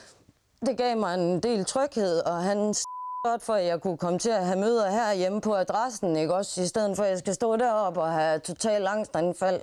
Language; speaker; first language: Danish; native; Danish